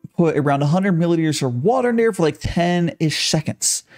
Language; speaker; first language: English; native; English